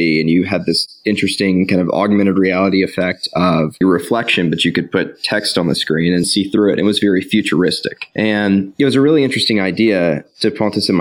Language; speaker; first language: English; native; English